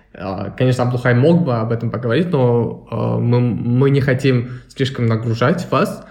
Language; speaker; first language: Russian; non-native, local second language; Uzbek